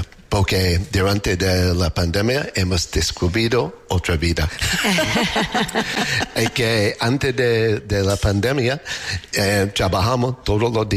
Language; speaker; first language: Spanish; non-native, learner; English